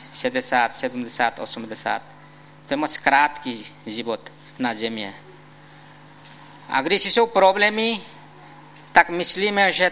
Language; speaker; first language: Czech; non-native, fluent; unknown